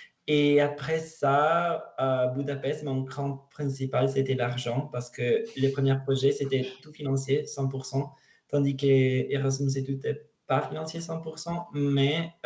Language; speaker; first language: French; non-native, learner; Italian